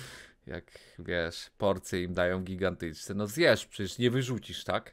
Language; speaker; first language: Polish; native; Polish